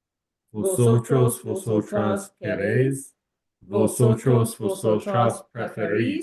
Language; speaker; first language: Spanish; non-native, learner; English